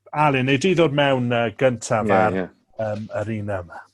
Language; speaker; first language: Welsh; native; Welsh